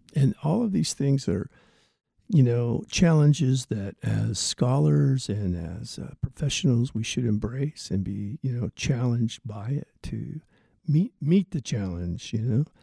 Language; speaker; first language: English; native; English